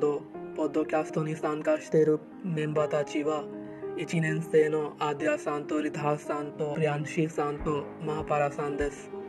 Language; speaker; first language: Japanese; non-native, fluent; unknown